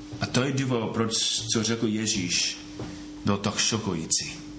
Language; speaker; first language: Czech; non-native, fluent; English